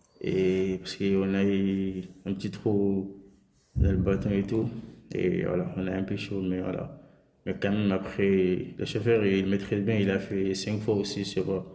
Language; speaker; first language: French; non-native, local second language; Soninke